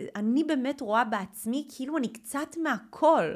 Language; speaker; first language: Hebrew; non-native, fluent; English